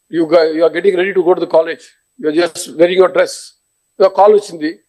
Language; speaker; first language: English; non-native, local second language; Telugu